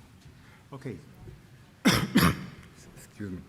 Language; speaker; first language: English; non-native, fluent; German